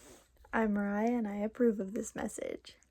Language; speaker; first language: English; native; English